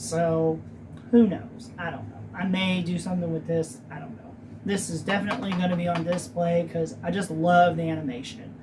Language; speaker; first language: English; native; English